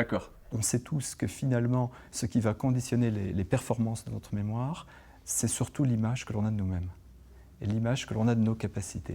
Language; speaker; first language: French; native; French